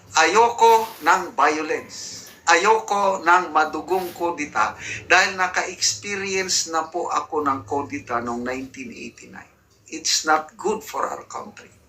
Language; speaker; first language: Filipino; native; Filipino